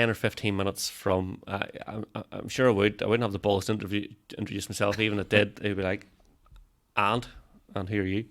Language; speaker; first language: English; native; English